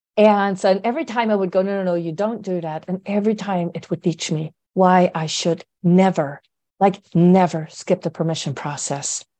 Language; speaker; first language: English; non-native, fluent; Dutch